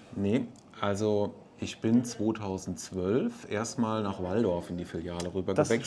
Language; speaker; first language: German; native; German